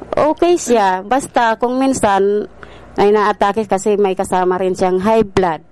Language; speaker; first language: Filipino; non-native, local second language; Bikol